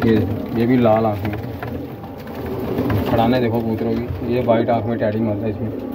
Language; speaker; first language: Hindi; non-native, local second language; Punjabi